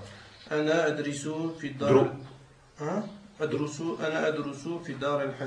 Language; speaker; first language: Arabic; non-native, learner; French